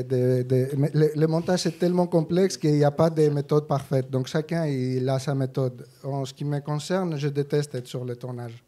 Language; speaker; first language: French; non-native, fluent; Greek